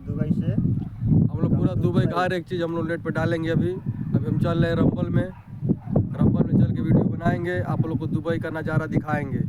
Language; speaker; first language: Hindi; non-native, learner; Bangla